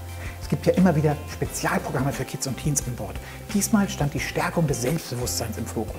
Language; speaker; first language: German; native; German